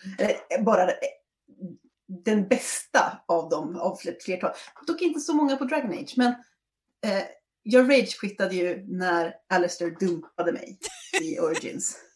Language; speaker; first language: Swedish; native; Swedish